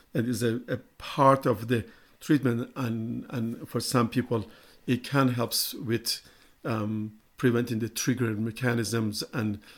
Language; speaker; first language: English; non-native, fluent; Persian